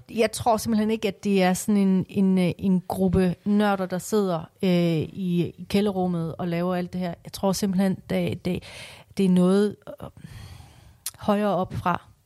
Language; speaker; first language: Danish; early bilingual, other home language; Persian